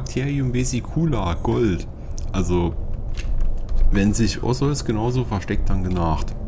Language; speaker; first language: German; native; German